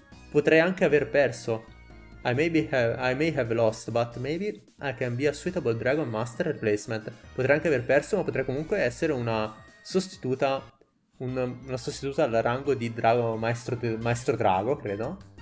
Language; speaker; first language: Italian; native; Italian